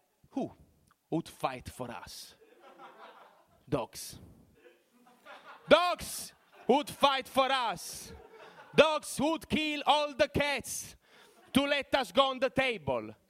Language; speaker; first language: English; non-native, fluent; Italian